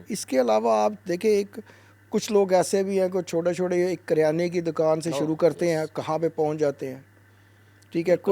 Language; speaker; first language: Urdu; native; Urdu